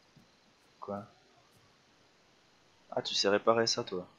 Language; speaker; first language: French; native; French